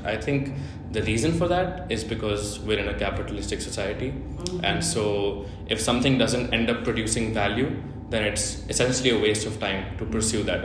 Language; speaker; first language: English; non-native, local second language; Hindi